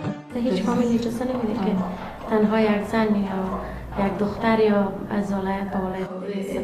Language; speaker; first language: Persian; native; Persian